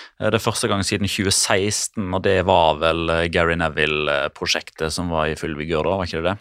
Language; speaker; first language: Norwegian; native; Norwegian